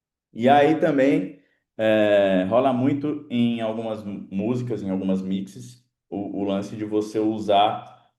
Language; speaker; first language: Portuguese; native; Portuguese